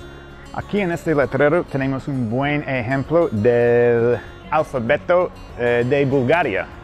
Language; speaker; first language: Spanish; non-native, fluent; English